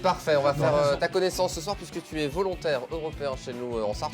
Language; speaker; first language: French; native; French